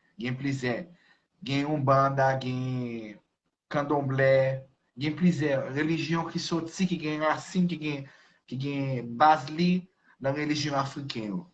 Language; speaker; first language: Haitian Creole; non-native, fluent; Portuguese